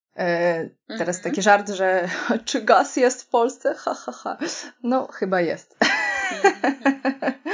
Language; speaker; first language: Polish; non-native, fluent; Russian